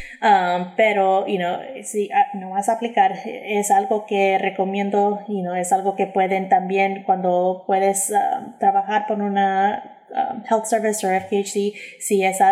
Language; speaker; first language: Spanish; early bilingual, heritage; English